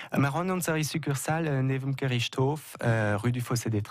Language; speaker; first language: German; non-native, local second language; French